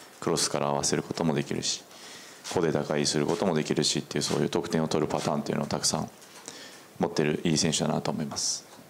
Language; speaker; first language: Japanese; native; Japanese